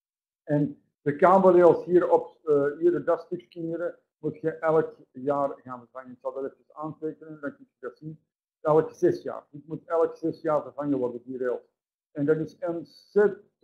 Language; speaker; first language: Dutch; native; Dutch